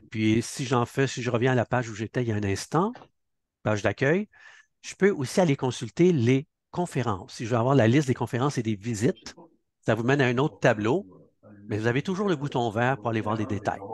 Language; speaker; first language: French; native; French